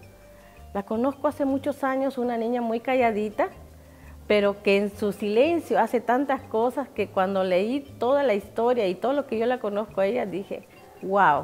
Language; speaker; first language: Spanish; native; Spanish